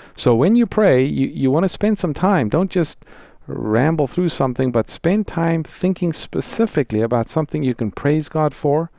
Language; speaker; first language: English; native; English